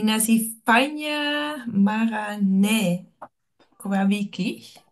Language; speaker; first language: Swahili; non-native, learner; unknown